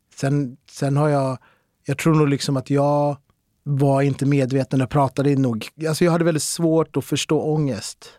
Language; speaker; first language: Swedish; early bilingual, other home language; Arabic